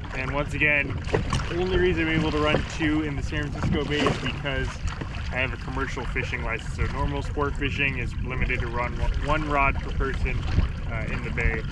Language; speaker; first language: English; native; English